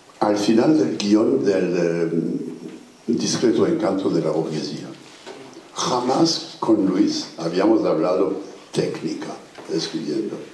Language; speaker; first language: Spanish; non-native, fluent; French